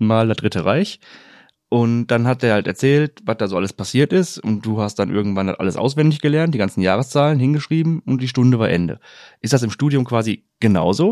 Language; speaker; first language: German; native; German